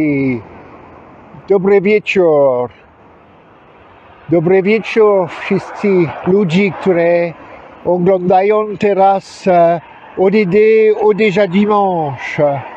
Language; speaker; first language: Polish; non-native, learner; French